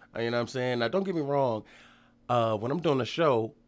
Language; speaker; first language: English; native; English